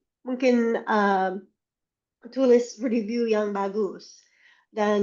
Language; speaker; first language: Indonesian; non-native, learner; English